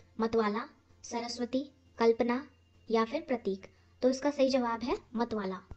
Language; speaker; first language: Hindi; native; Hindi